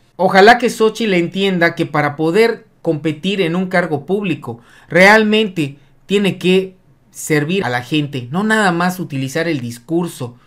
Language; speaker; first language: Spanish; native; Spanish